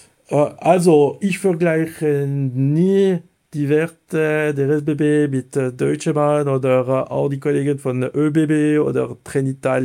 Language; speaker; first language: German; non-native, fluent; Italian